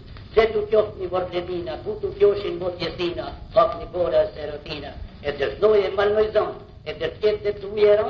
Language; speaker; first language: Albanian; native; Albanian